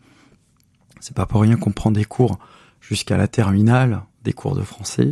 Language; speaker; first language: French; native; French